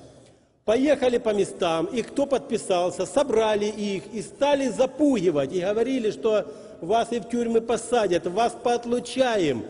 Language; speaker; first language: Russian; native; Russian